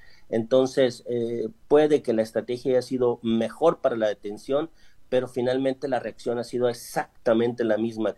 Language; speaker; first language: Spanish; native; Spanish